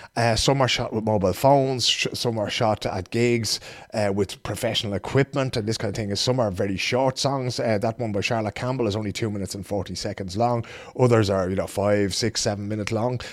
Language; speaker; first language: English; native; English